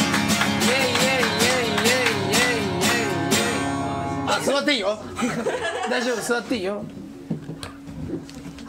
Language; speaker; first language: Japanese; native; Japanese